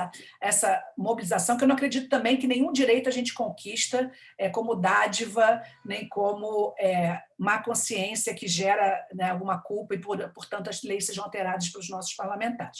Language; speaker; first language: Portuguese; native; Portuguese